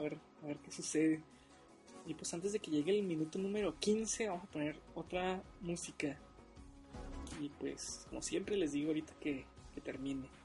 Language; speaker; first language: Spanish; native; Spanish